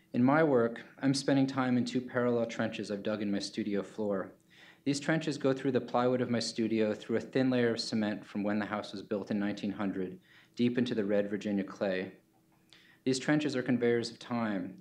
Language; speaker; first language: English; native; English